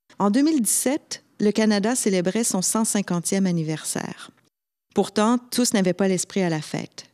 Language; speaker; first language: French; native; French